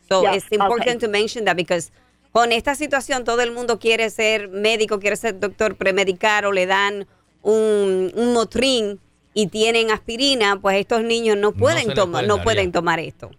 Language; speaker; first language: Spanish; native; Spanish